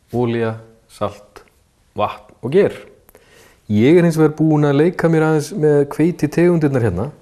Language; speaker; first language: Icelandic; native; Icelandic